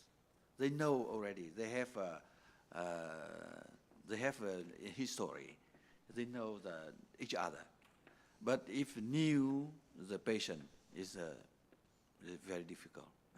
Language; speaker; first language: English; non-native, learner; Vietnamese